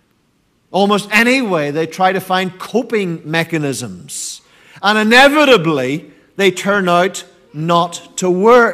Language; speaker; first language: English; native; English